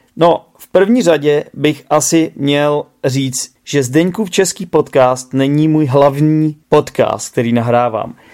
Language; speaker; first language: Czech; native; Czech